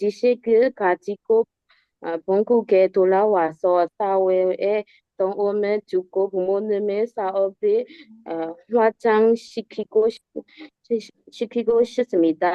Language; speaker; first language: Korean; non-native, learner; Burmese